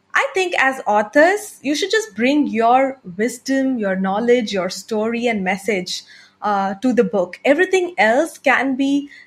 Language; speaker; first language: English; non-native, local second language; Tamil